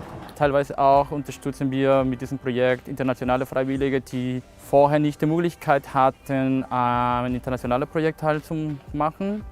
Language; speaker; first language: German; non-native, fluent; Spanish